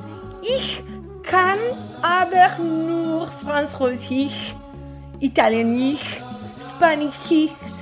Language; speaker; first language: German; non-native, learner; Portuguese